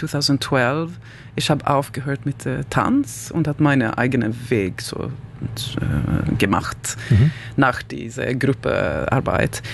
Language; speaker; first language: German; non-native, learner; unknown